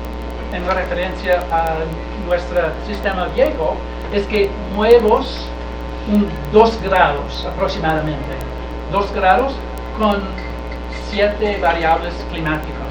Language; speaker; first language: Spanish; non-native, learner; English